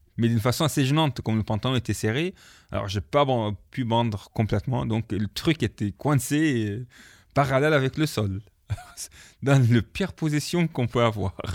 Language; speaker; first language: French; non-native, fluent; Arabic